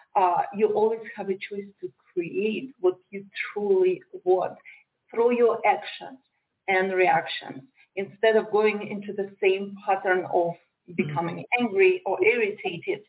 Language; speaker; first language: English; non-native, fluent; Romanian